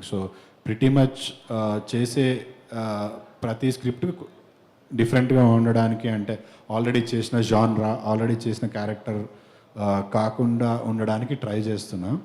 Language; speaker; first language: Telugu; native; Telugu